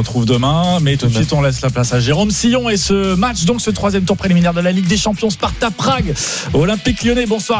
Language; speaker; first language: French; native; French